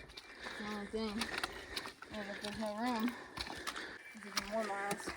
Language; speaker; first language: English; native; English